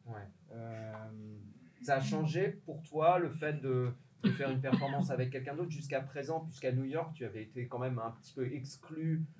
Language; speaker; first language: French; native; French